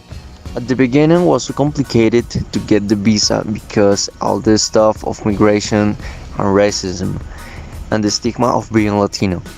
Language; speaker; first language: English; non-native, learner; Spanish